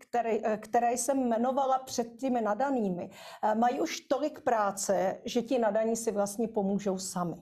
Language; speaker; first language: Czech; native; Czech